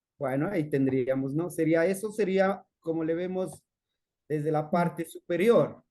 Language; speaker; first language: Spanish; native; Spanish